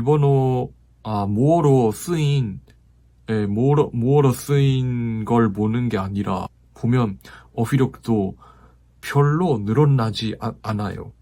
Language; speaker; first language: Korean; non-native, fluent; Japanese